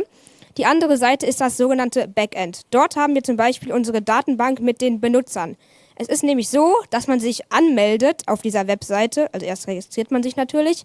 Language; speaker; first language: German; native; German